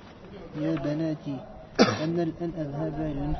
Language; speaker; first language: Arabic; non-native, learner; French